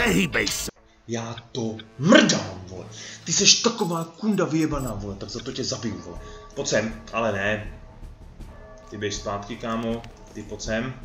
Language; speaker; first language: Czech; native; Czech